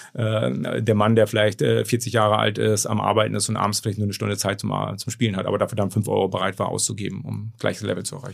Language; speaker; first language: German; native; German